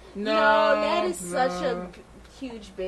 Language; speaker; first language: English; native; English